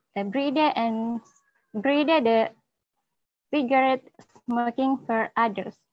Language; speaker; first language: English; non-native, learner; Indonesian